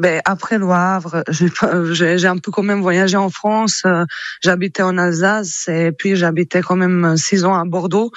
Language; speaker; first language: French; non-native, fluent; Croatian